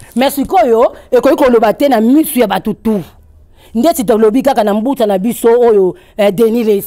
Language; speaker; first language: Lingala; non-native, local second language; Kongo